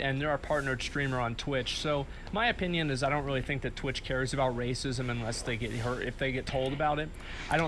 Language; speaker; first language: English; native; English